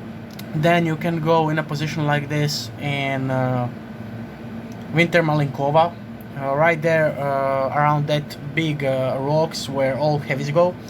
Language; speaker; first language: English; non-native, fluent; Croatian